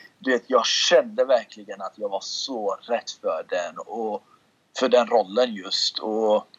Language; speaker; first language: Swedish; early bilingual, other home language; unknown